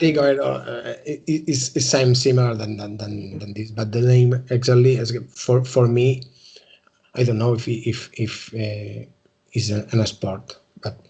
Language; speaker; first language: English; non-native, learner; Spanish